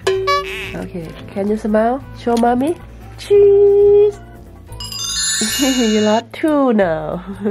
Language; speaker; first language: English; non-native, learner; Thai